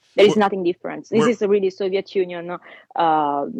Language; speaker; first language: English; non-native, fluent; Italian